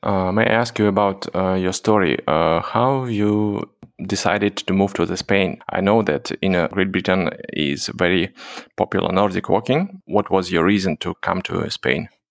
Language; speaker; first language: English; non-native, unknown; Russian